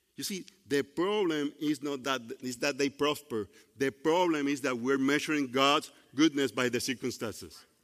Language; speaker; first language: English; non-native, fluent; Spanish